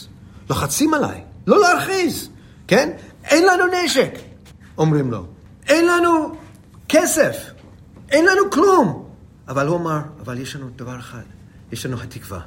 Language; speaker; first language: Hebrew; non-native, fluent; English